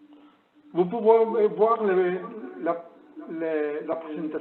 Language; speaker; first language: French; non-native, learner; Spanish